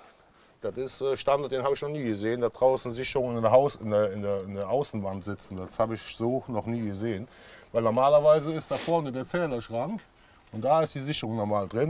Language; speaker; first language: German; native; German